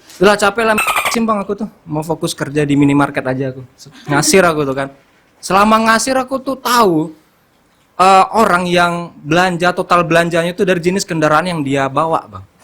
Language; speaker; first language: Indonesian; non-native, local second language; Minangkabau